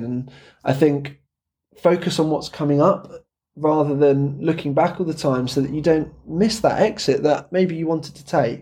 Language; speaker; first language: English; native; English